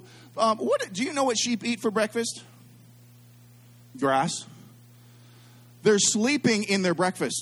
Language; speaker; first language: English; native; English